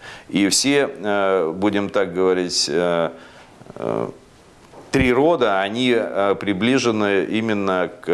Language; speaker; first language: Russian; native; Russian